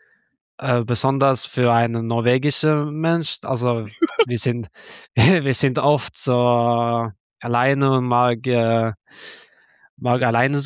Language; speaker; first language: German; non-native, learner; Norwegian